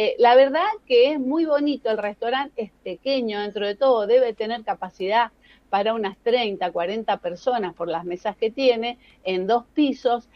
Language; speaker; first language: Spanish; native; Spanish